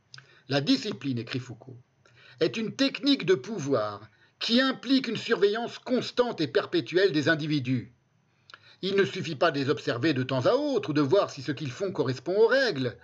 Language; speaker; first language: French; native; French